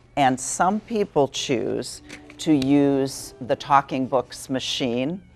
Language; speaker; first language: English; native; English